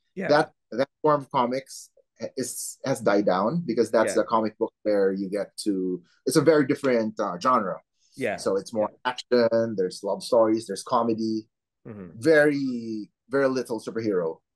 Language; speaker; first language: English; non-native, local second language; Filipino